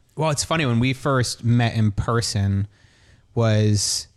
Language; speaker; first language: English; native; English